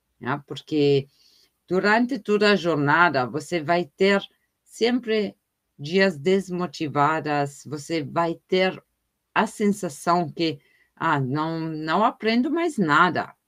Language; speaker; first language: Portuguese; non-native, fluent; German